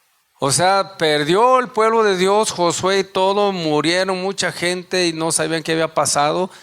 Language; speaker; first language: Spanish; native; Spanish